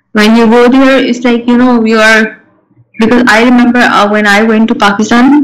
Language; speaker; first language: English; non-native, local second language; Urdu